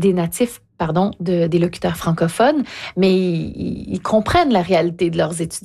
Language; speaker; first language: French; native; French